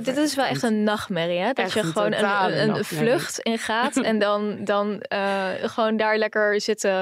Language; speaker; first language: Dutch; native; Dutch